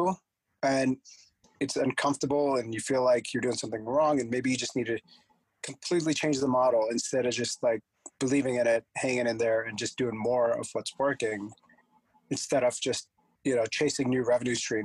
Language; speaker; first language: English; non-native, local second language; Punjabi